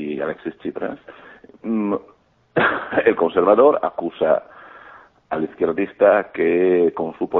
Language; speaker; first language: Spanish; non-native, fluent; Greek